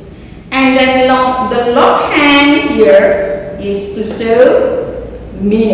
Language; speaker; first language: English; non-native, learner; Indonesian